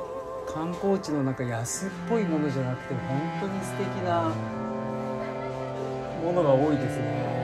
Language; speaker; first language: Japanese; native; Japanese